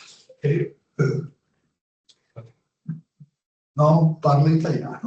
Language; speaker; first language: French; non-native, fluent; Spanish